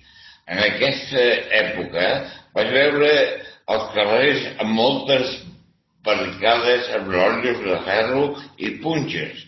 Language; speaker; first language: Catalan; non-native, learner; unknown